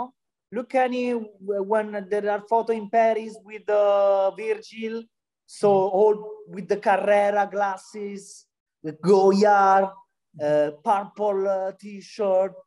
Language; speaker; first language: English; non-native, learner; Italian